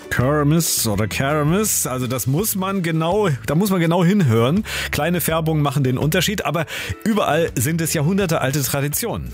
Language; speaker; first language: German; native; German